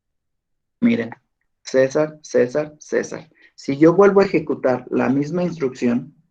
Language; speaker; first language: Spanish; native; Spanish